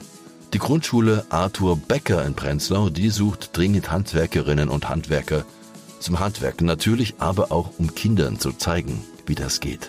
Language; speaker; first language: German; native; German